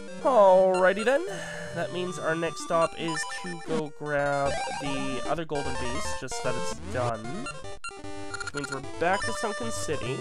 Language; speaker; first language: English; native; English